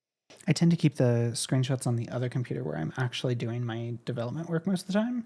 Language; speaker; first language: English; native; English